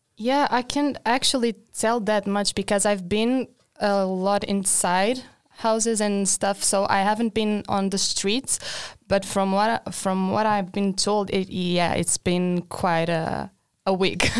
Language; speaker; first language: English; non-native, fluent; Portuguese